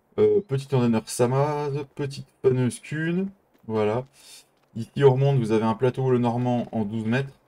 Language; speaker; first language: French; native; French